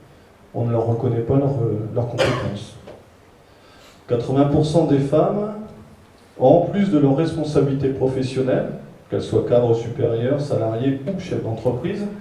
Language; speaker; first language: French; native; French